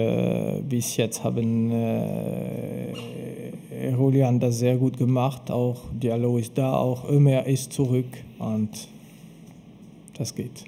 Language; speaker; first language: German; non-native, local second language; French